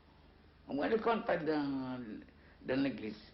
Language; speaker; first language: French; non-native, learner; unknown